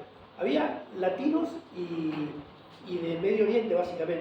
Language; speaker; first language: Spanish; native; Spanish